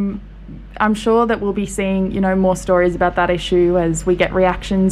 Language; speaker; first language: English; native; English